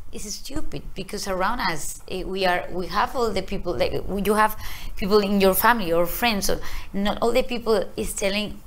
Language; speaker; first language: English; non-native, learner; Spanish